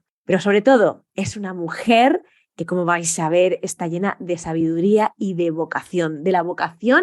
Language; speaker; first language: Spanish; native; Spanish